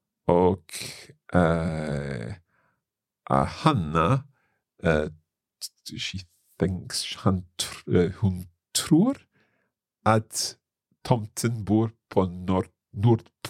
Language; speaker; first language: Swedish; non-native, learner; English